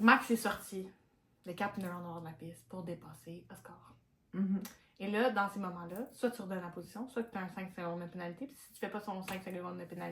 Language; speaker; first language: French; native; French